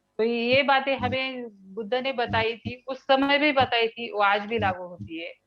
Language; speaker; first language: Hindi; non-native, local second language; Marathi